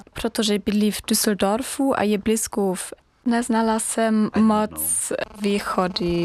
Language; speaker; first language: Czech; non-native, learner; German